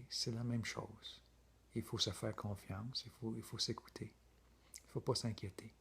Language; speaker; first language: French; native; French